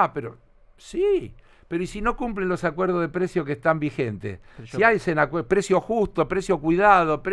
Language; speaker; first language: Spanish; native; Spanish